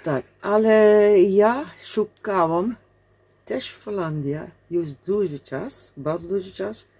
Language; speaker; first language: Polish; non-native, learner; Dutch